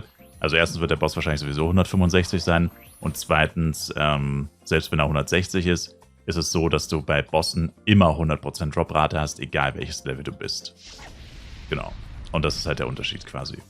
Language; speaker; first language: German; native; German